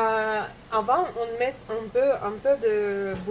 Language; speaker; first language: French; non-native, learner; Russian